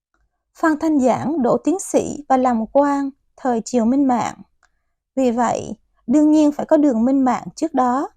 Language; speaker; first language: Vietnamese; native; Vietnamese